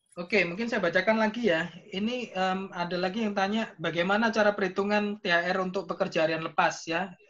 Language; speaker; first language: Indonesian; native; Indonesian